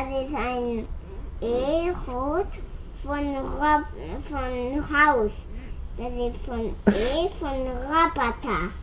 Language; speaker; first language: German; early bilingual, heritage; German